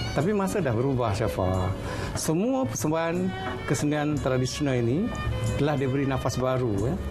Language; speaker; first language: Malay; native; Malay